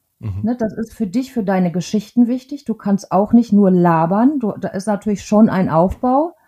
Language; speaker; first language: German; native; German